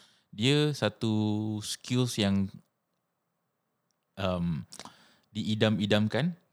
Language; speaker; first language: Malay; native; Malay